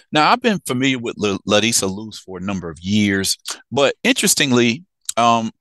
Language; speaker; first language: English; native; English